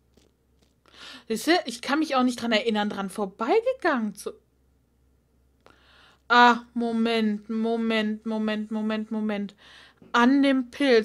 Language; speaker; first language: German; native; German